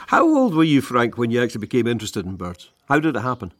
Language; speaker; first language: English; native; English